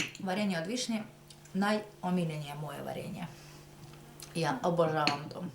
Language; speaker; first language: Bosnian; non-native, fluent; Russian